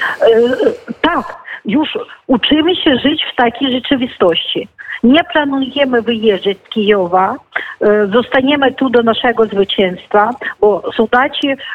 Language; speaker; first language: Polish; non-native, fluent; Ukrainian